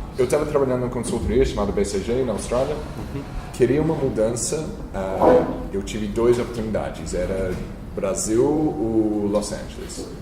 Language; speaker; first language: Portuguese; non-native, fluent; English